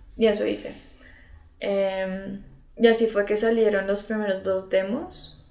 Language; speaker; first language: Spanish; early bilingual, other home language; English